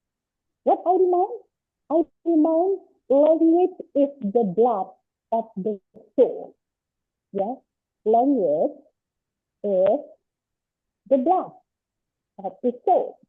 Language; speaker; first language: English; non-native, learner; Indonesian